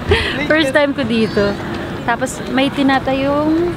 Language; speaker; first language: Filipino; native; Filipino